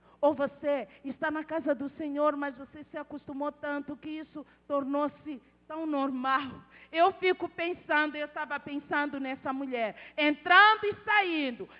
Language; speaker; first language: Portuguese; non-native, local second language; Tsonga